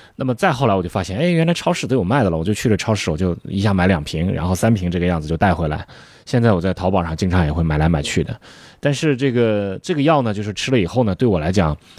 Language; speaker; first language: Chinese; native; Chinese